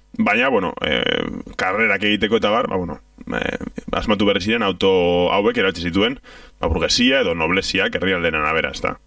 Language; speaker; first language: Basque; native; Basque